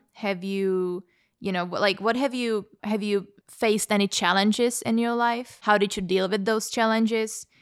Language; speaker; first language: English; non-native, fluent; Czech